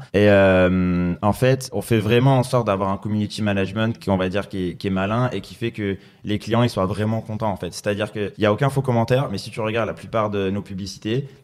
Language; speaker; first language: French; native; French